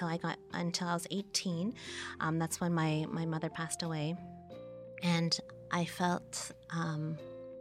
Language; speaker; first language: English; native; English